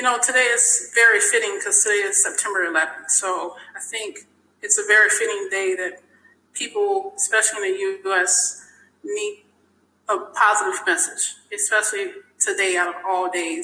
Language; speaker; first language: English; native; English